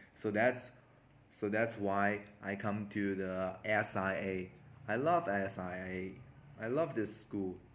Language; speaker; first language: English; non-native, learner; Chinese